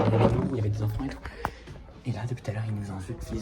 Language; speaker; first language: French; native; French